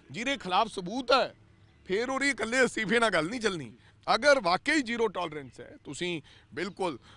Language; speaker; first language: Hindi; non-native, local second language; Punjabi